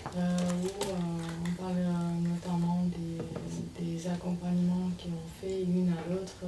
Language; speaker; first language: French; non-native, fluent; Romanian